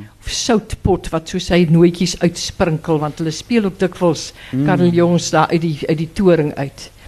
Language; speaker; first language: Afrikaans; native; Afrikaans